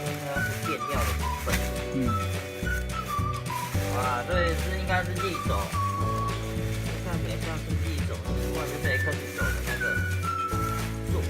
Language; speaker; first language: Chinese; native; Chinese